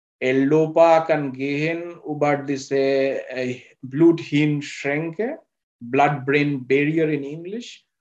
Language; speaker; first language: German; non-native, learner; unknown